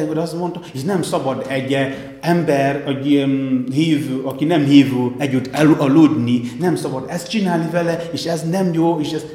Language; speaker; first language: Hungarian; non-native, fluent; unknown